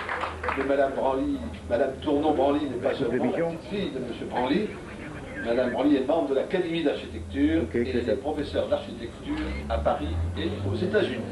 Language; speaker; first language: French; native; French